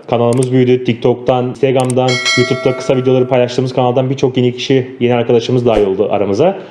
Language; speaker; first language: Turkish; native; Turkish